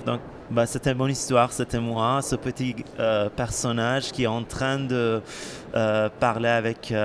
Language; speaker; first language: French; non-native, fluent; Persian